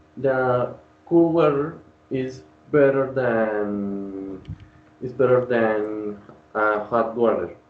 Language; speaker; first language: English; non-native, learner; Spanish